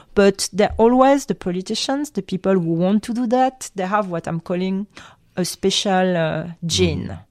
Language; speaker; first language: English; non-native, fluent; French